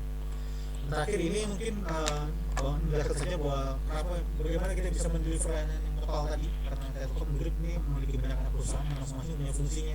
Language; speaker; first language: Indonesian; native; Indonesian